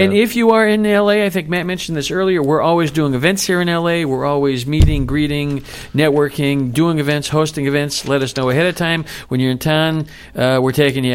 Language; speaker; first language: English; native; English